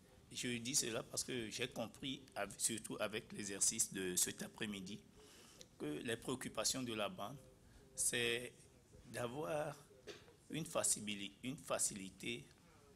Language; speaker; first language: French; non-native, local second language; Ewe